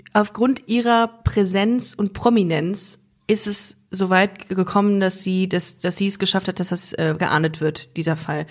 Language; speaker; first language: German; native; German